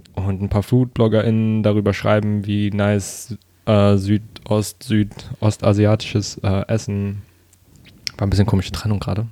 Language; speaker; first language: German; native; German